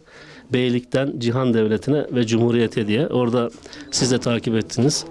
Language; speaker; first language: Turkish; native; Turkish